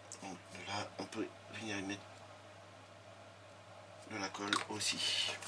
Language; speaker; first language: French; native; French